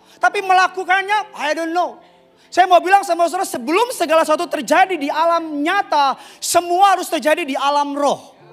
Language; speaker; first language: Indonesian; native; Indonesian